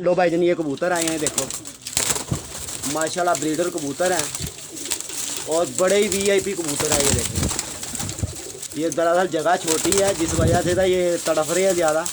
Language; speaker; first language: Hindi; non-native, local second language; Punjabi